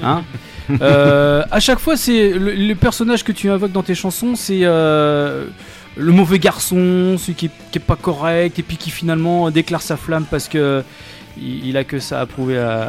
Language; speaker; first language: French; native; French